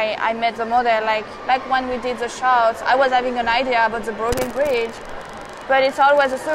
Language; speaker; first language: English; non-native, fluent; French